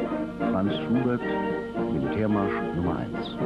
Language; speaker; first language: German; native; German